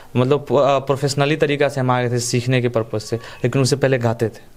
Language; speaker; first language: Hindi; native; Hindi